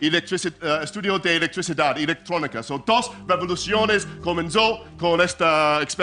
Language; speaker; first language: Spanish; non-native, fluent; English